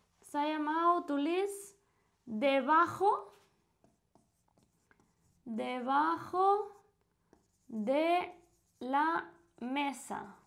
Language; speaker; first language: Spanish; non-native, fluent; Indonesian